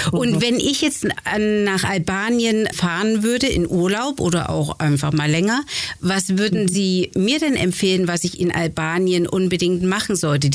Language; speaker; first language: German; native; German